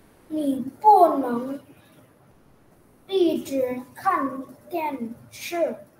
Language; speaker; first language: Chinese; non-native, learner; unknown